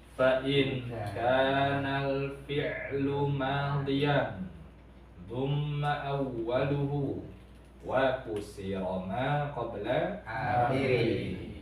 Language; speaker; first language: Arabic; non-native, fluent; Indonesian